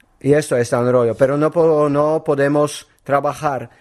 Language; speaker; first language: Spanish; non-native, learner; Polish